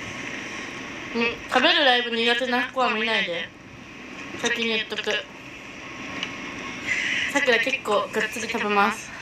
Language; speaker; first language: Japanese; native; Japanese